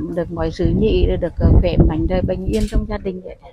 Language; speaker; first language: Vietnamese; native; Vietnamese